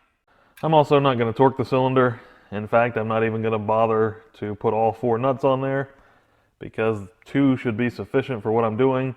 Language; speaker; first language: English; native; English